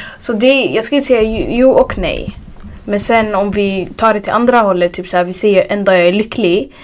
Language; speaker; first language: Swedish; early bilingual, other home language; Arabic